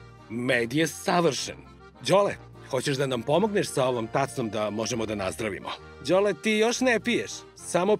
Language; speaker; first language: Serbian; native; Serbian